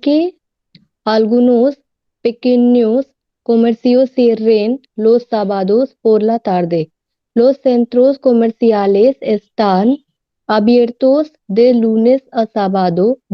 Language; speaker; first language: Spanish; non-native, learner; Hindi